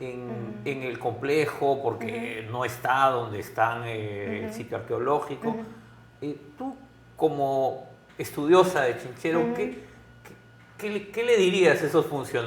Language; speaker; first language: Spanish; native; Spanish